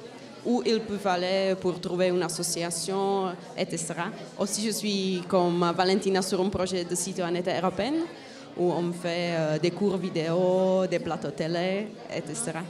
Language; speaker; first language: French; non-native, fluent; Czech